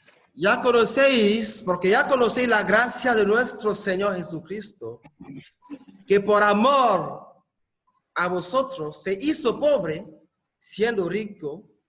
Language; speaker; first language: Spanish; non-native, fluent; French